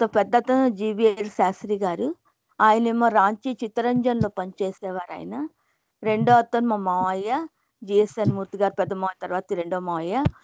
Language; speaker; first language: Telugu; non-native, local second language; Hindi